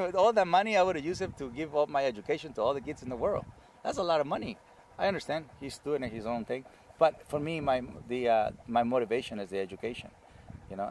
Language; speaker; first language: English; non-native, fluent; Spanish